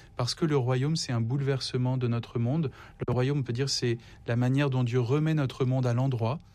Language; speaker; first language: French; native; French